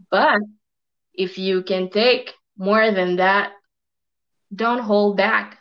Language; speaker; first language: English; non-native, fluent; French